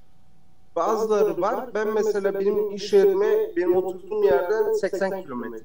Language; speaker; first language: Turkish; early bilingual, heritage; Turkish